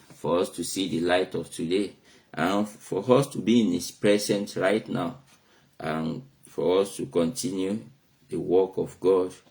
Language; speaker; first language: English; non-native, local second language; Yoruba